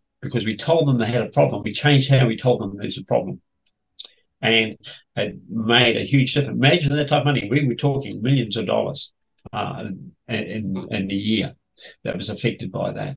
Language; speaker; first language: English; native; English